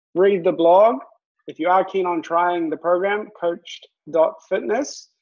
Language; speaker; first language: English; native; English